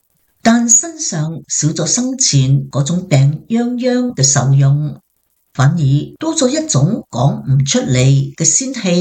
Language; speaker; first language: Chinese; native; Chinese